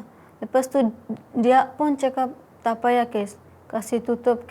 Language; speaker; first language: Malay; non-native, learner; Bangla